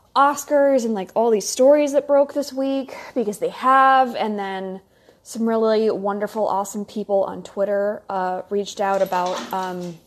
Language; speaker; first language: English; native; English